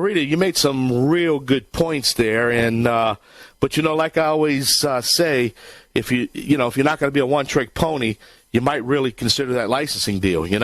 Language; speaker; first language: English; native; English